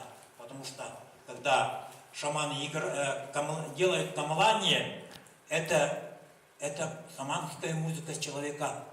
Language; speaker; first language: Russian; non-native, local second language; Yakut